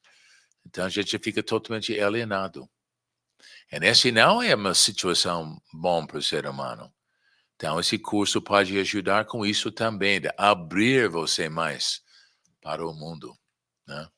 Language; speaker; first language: Portuguese; non-native, fluent; English